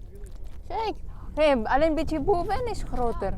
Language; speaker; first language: Dutch; non-native, learner; Filipino